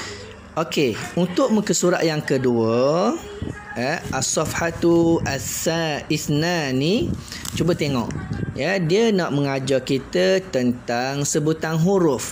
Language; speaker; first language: Malay; native; Malay